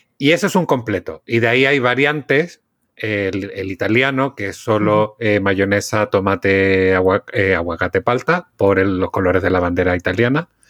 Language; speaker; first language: Spanish; native; Spanish